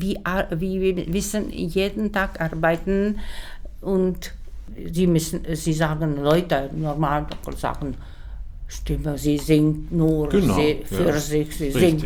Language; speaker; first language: German; non-native, learner; Czech